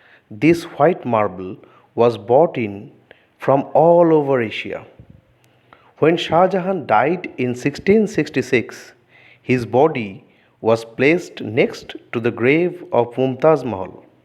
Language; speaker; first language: English; non-native, local second language; Bangla